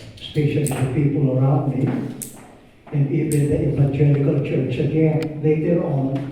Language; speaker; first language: English; non-native, local second language; Filipino